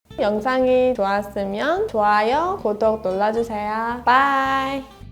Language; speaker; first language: Korean; non-native, learner; Persian